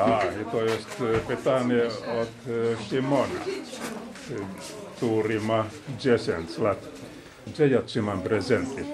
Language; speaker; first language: Polish; non-native, learner; Finnish